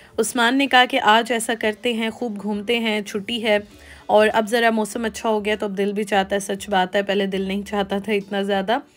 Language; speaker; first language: Urdu; native; Urdu